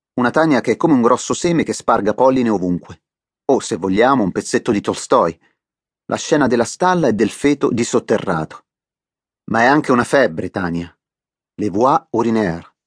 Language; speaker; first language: Italian; native; Italian